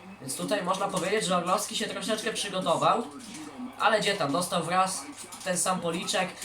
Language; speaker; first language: Polish; native; Polish